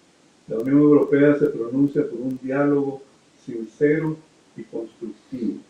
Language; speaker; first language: Spanish; native; Spanish